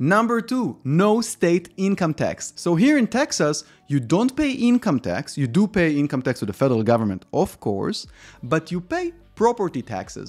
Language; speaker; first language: English; non-native, fluent; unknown